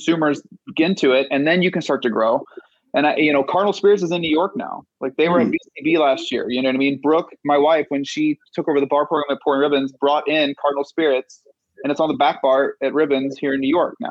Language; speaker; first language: English; native; English